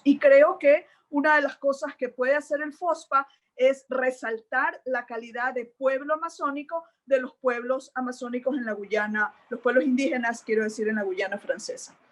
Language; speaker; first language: Spanish; native; Spanish